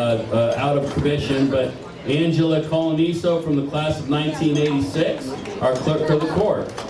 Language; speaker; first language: English; native; English